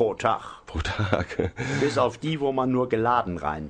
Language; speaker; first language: German; native; German